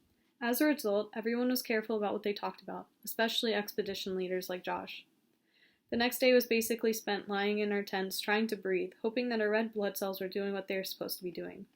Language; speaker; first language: English; native; English